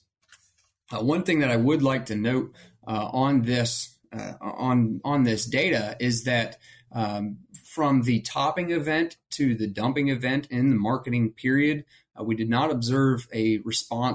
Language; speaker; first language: English; native; English